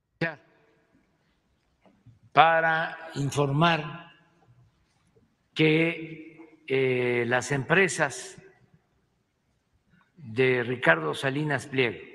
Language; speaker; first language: Spanish; native; Spanish